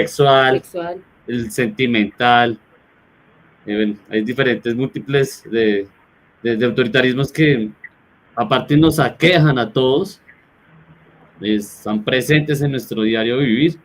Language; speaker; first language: Spanish; native; Spanish